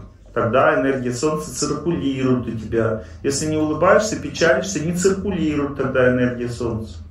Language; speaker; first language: Russian; native; Russian